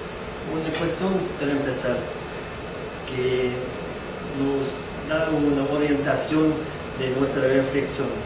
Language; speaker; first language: Spanish; non-native, fluent; English